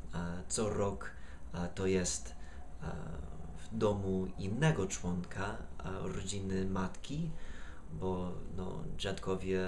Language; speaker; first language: Polish; non-native, fluent; English